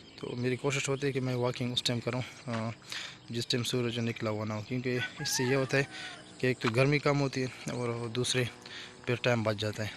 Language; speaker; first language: Urdu; non-native, local second language; Pashto